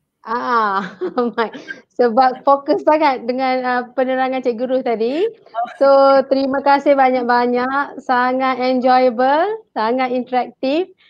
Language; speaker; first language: Malay; native; Malay